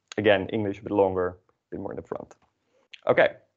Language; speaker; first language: English; non-native, fluent; Dutch